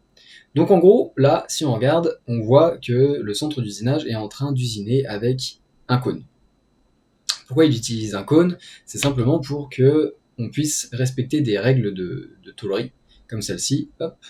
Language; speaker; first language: French; native; French